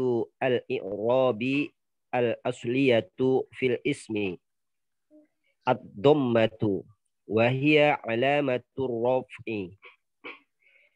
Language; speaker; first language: Arabic; non-native, learner; Indonesian